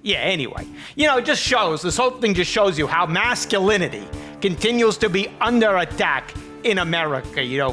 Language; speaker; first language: English; native; English